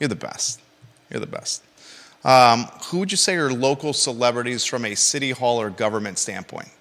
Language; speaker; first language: English; native; English